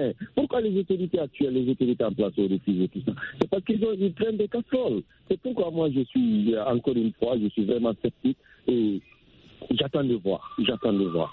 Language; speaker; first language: French; non-native, local second language; Fula